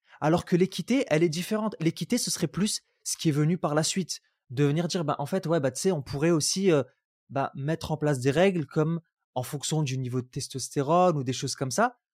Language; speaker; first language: French; non-native, local second language; Arabic